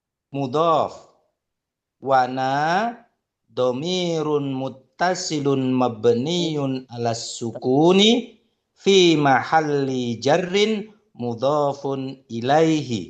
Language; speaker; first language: Arabic; non-native, learner; Indonesian